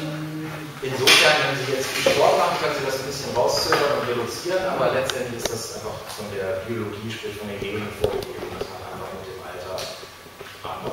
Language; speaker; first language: German; native; German